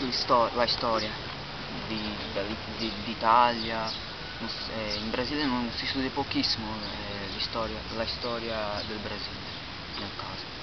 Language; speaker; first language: Italian; non-native, learner; Portuguese